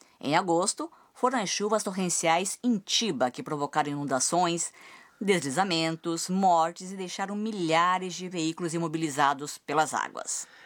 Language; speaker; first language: Portuguese; native; Portuguese